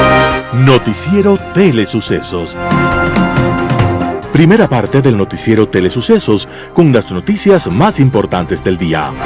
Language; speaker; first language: Spanish; native; Spanish